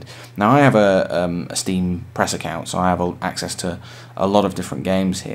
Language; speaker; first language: English; native; English